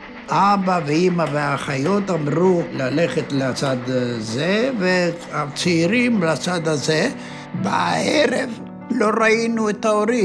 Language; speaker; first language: Hebrew; non-native, fluent; Ladino